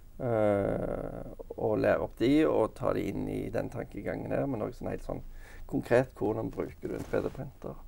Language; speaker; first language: Norwegian; native; Norwegian